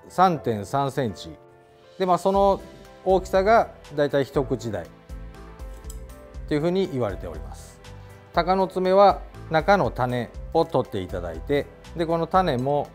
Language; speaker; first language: Japanese; native; Japanese